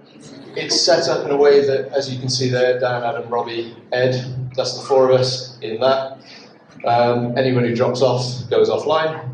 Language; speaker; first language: English; native; English